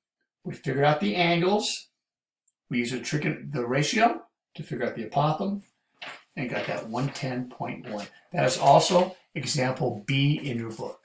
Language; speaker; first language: English; native; English